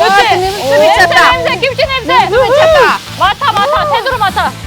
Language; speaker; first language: Korean; non-native, fluent; German